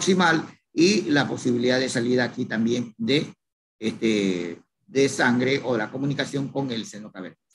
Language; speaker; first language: Spanish; native; Spanish